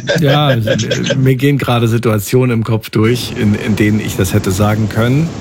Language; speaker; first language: German; native; German